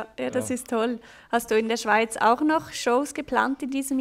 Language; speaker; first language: German; native; German